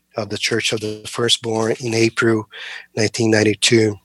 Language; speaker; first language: English; non-native, fluent; Portuguese